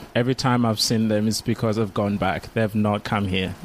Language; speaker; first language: English; non-native, local second language; Kinyarwanda